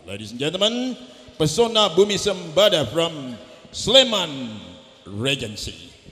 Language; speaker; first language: English; non-native, fluent; Indonesian